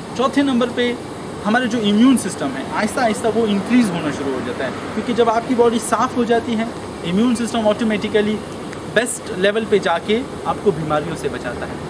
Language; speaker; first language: Urdu; non-native, local second language; Pashto